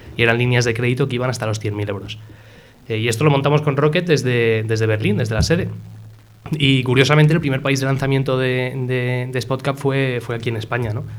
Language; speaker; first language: Spanish; native; Spanish